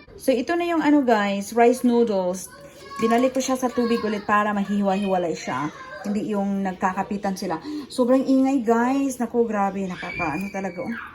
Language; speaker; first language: Filipino; non-native, local second language; Cebuano